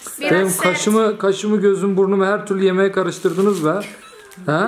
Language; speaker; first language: Turkish; native; Turkish